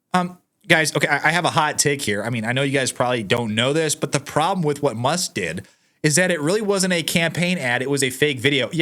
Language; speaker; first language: English; native; English